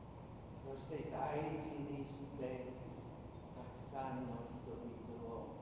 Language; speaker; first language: Japanese; non-native, fluent; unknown